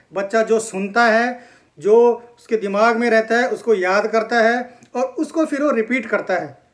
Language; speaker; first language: Hindi; native; Hindi